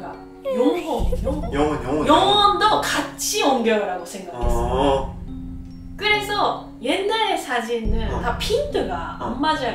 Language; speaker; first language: Korean; non-native, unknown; Japanese